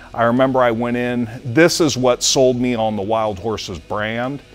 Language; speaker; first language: English; native; English